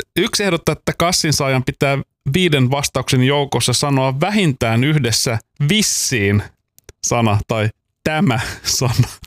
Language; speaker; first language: Finnish; native; Finnish